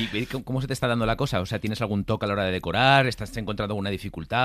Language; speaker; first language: Spanish; native; Spanish